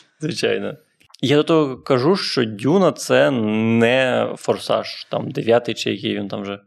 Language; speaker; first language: Ukrainian; non-native, local second language; Russian